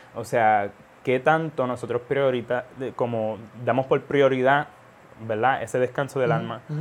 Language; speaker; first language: Spanish; early bilingual, heritage; Spanish